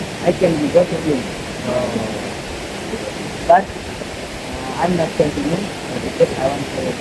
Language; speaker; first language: English; non-native, learner; Indonesian